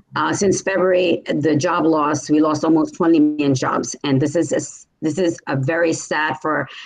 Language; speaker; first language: English; native; English